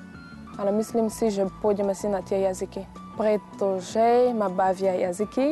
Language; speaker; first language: Slovak; non-native, fluent; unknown